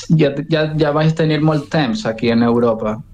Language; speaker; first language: Catalan; non-native, learner; Spanish